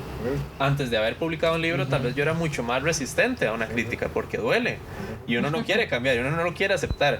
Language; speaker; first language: Spanish; native; Spanish